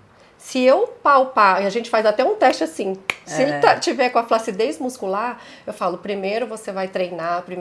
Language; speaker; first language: Portuguese; native; Portuguese